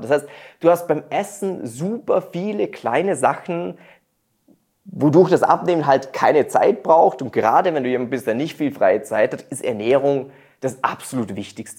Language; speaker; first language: German; native; German